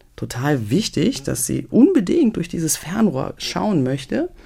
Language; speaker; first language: German; native; German